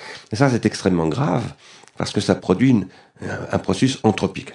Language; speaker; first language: French; native; French